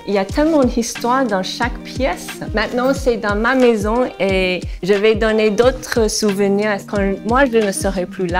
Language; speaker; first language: French; non-native, fluent; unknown